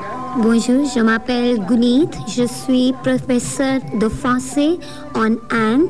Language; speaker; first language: French; non-native, fluent; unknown